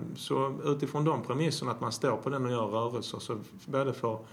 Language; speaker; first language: Swedish; native; Swedish